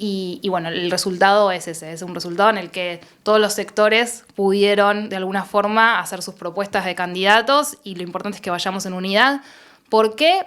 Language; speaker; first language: Spanish; native; Spanish